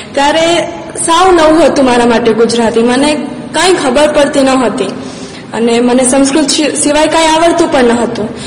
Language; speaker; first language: Gujarati; non-native, local second language; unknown